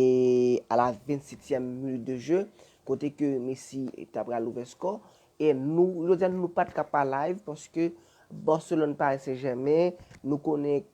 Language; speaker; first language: French; non-native, learner; Haitian Creole